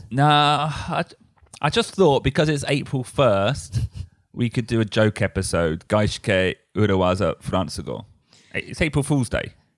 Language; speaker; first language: English; native; English